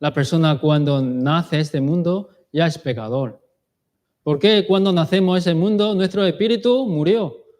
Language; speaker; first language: Spanish; non-native, learner; Chinese